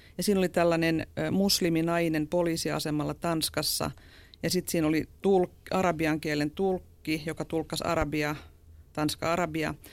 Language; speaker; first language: Finnish; native; Finnish